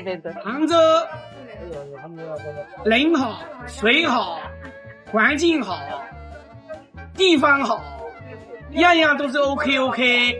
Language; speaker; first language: Chinese; non-native, local second language; Wu Chinese